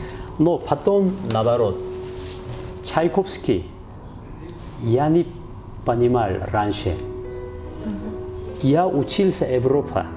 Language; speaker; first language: Russian; non-native, learner; Korean